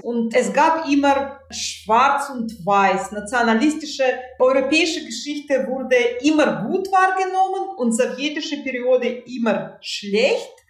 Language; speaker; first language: German; non-native, fluent; Russian